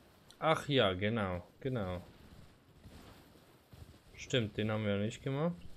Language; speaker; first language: German; native; German